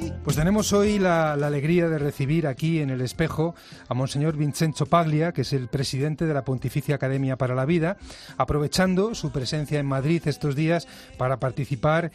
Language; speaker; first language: Spanish; native; Spanish